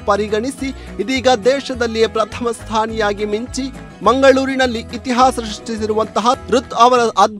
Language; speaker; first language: Kannada; native; Kannada